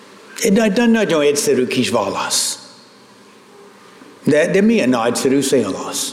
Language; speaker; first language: Hungarian; non-native, fluent; English